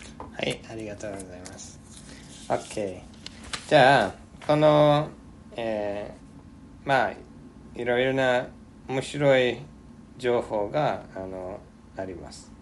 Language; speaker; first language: Japanese; non-native, fluent; English